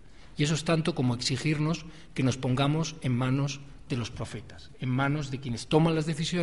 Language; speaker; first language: Spanish; native; Spanish